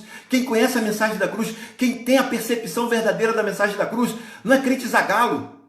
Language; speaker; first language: Portuguese; native; Portuguese